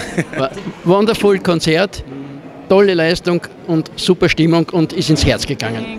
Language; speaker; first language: German; native; German